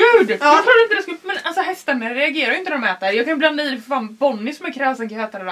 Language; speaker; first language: Swedish; native; Swedish